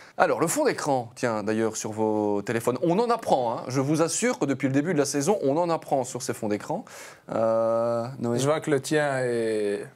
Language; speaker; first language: French; native; French